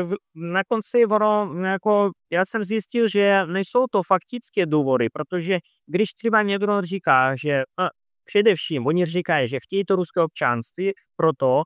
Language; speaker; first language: Czech; non-native, fluent; Russian